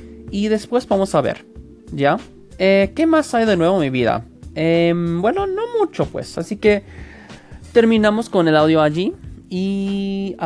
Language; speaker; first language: Spanish; non-native, fluent; English